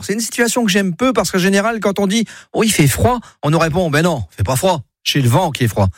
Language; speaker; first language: French; native; French